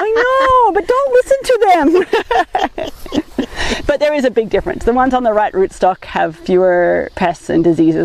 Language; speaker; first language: English; native; English